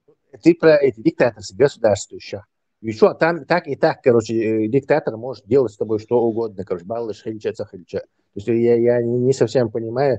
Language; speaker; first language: Russian; non-native, local second language; Chechen